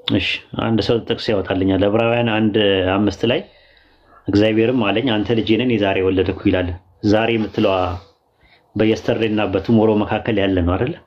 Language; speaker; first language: Amharic; native; Amharic